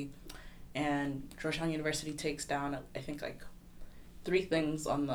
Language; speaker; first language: English; non-native, local second language; Kinyarwanda